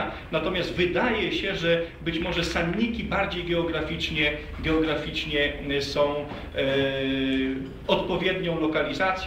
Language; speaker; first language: Polish; native; Polish